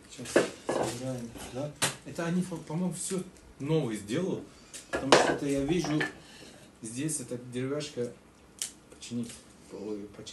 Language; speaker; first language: Russian; non-native, learner; Turkish